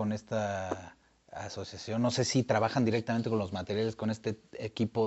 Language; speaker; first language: Spanish; native; Spanish